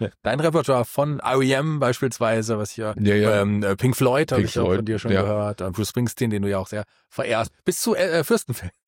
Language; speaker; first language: German; native; German